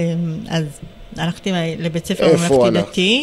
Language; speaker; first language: Hebrew; early bilingual, other home language; Amharic